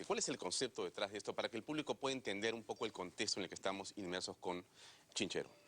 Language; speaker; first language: Spanish; native; Spanish